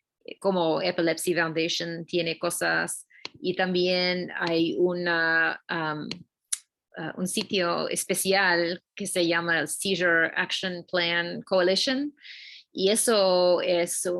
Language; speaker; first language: Spanish; non-native, learner; English